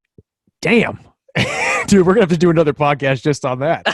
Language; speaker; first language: English; native; English